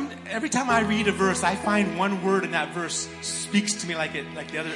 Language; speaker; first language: English; native; English